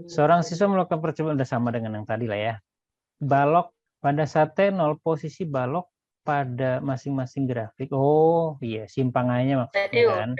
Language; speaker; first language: Indonesian; native; Indonesian